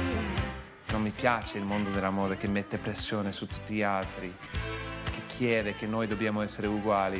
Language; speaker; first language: Italian; non-native, fluent; English